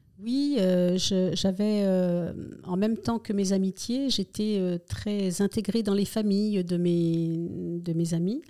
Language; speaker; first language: French; early bilingual, other home language; Spanish